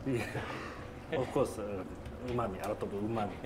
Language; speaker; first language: English; non-native, learner; Japanese